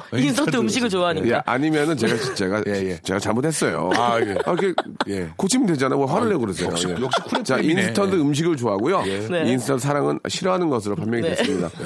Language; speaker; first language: Korean; native; Korean